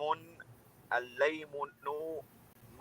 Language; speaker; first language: Arabic; non-native, learner; English